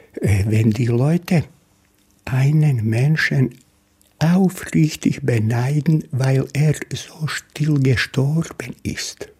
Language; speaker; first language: German; non-native, fluent; Bosnian